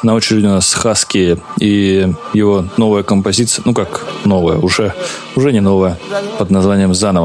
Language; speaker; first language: Russian; native; Russian